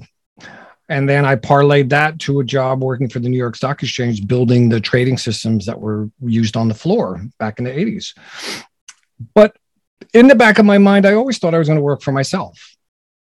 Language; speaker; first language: English; native; English